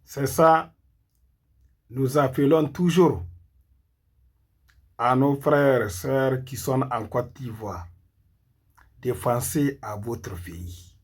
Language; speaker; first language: French; non-native, local second language; Hausa